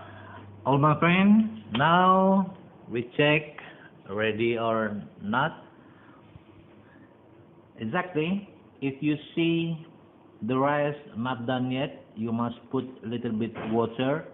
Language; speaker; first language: English; non-native, learner; Indonesian